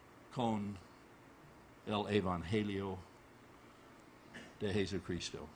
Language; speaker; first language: Spanish; non-native, learner; English